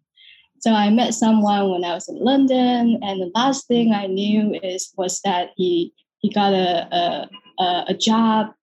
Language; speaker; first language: English; non-native, fluent; Chinese